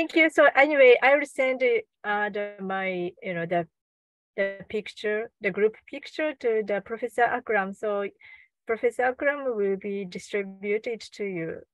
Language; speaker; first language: English; non-native, learner; Japanese